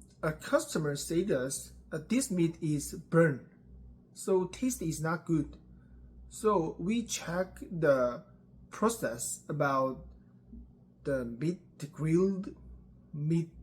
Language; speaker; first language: English; non-native, learner; Korean